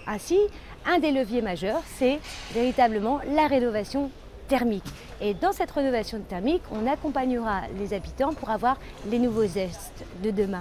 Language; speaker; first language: French; native; French